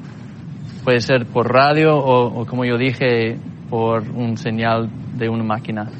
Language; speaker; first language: Spanish; non-native, fluent; English